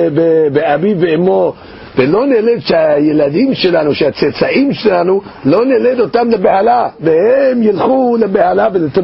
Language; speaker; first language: Hebrew; non-native, fluent; English